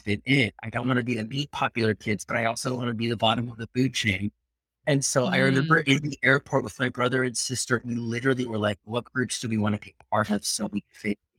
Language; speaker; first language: English; early bilingual, other home language; Spanish